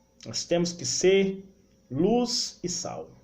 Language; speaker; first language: Portuguese; native; Portuguese